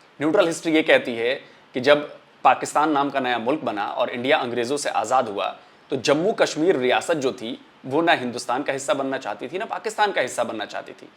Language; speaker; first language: Hindi; native; Hindi